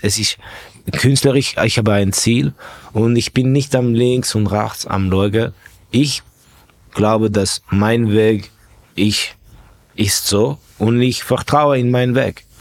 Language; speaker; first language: German; non-native, fluent; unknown